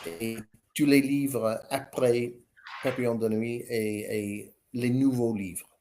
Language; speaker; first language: French; non-native, learner; English